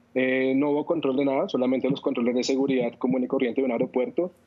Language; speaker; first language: Spanish; native; Spanish